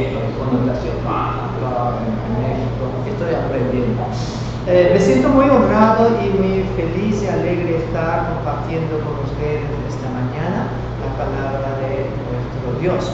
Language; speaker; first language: Spanish; non-native, fluent; Korean